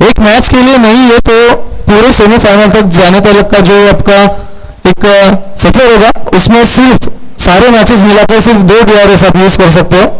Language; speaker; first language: Hindi; non-native, local second language; Marathi